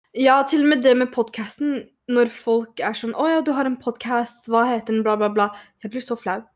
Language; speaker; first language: Norwegian; early bilingual, other home language; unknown